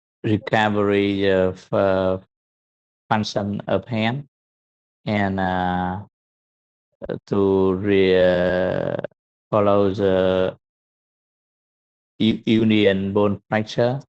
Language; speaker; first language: English; non-native, learner; Vietnamese